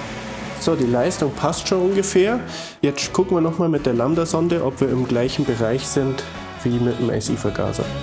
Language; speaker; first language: German; native; German